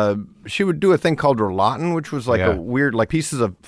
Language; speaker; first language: English; early bilingual, other home language; German